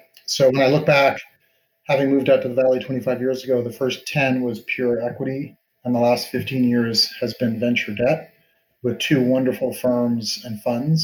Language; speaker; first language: English; native; English